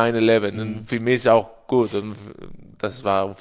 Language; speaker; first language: German; non-native, learner; Spanish